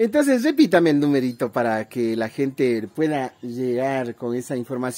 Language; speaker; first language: Spanish; native; Spanish